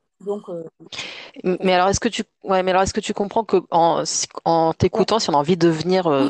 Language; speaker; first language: French; native; French